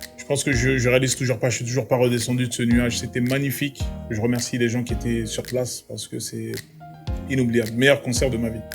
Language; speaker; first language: French; early bilingual, other home language; Lingala